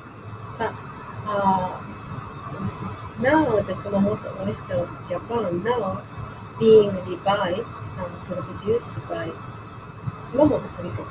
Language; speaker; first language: English; non-native, learner; Japanese